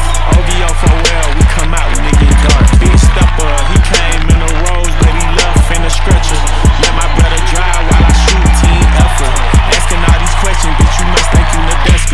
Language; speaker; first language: English; native; English